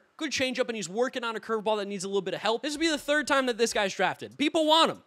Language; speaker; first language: English; native; English